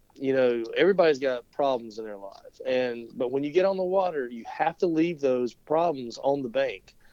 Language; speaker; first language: English; native; English